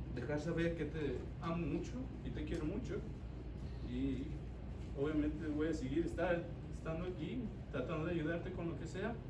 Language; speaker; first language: Spanish; early bilingual, heritage; Spanish